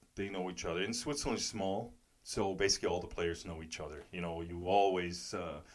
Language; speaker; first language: English; non-native, fluent; German